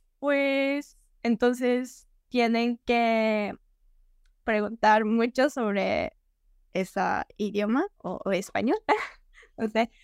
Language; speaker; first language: Spanish; non-native, learner; Japanese